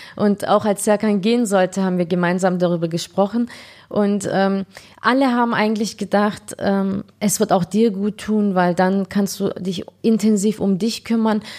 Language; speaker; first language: German; early bilingual, other home language; Turkish